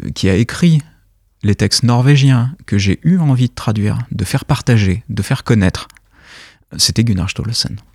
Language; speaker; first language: French; native; French